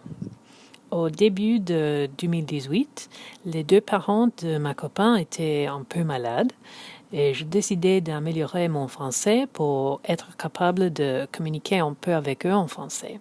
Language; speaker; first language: French; non-native, learner; English